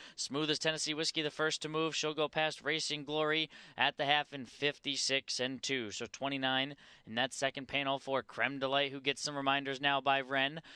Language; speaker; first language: English; native; English